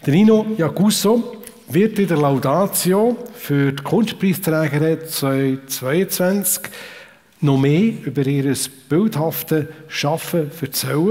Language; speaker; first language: German; native; German